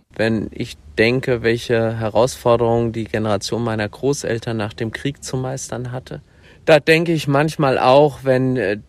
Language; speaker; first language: German; native; German